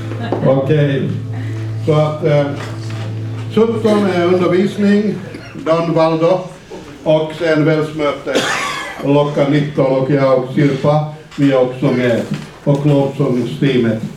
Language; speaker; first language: Swedish; non-native, fluent; Finnish